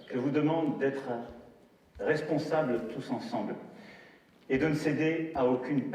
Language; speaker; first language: French; native; French